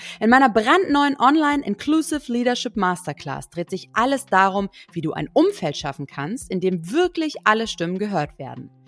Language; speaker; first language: German; native; German